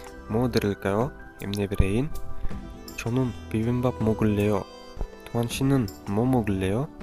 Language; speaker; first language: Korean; non-native, fluent; Kyrgyz